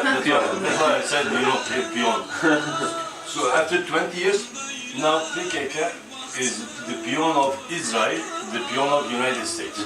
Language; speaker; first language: English; non-native, fluent; Kurdish